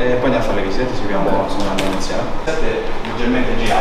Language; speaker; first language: Italian; native; Italian